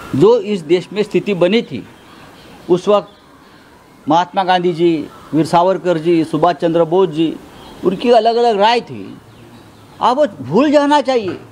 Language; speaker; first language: Hindi; non-native, local second language; Marathi